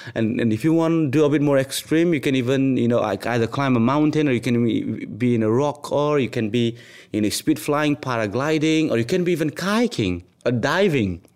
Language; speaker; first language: English; non-native, local second language; Nepali